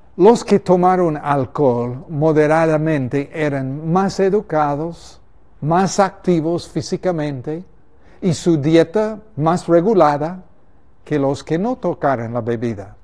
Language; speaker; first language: Spanish; native; Spanish